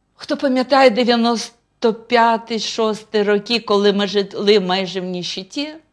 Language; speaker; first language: Ukrainian; non-native, fluent; Russian